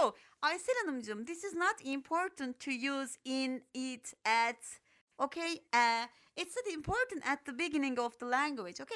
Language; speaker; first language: English; non-native, fluent; Turkish